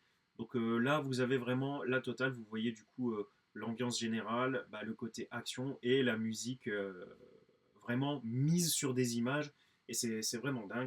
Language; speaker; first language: French; native; French